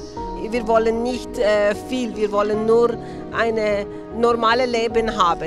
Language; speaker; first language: German; non-native, learner; Persian